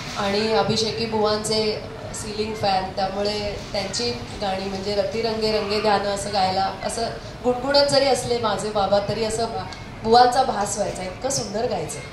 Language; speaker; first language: Marathi; non-native, local second language; Konkani